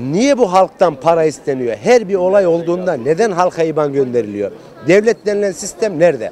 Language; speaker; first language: Turkish; native; Turkish